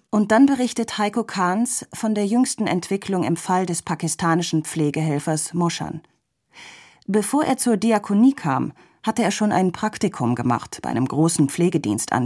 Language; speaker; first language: German; native; German